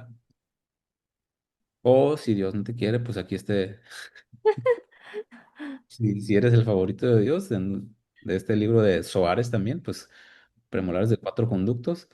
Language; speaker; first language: Spanish; native; Spanish